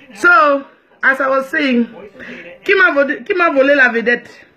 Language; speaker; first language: English; non-native, local second language; French